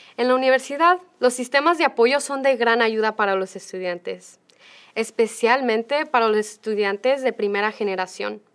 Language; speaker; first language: Spanish; early bilingual, heritage; Spanish